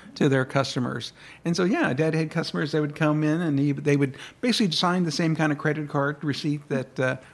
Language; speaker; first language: English; early bilingual, other home language; Spanish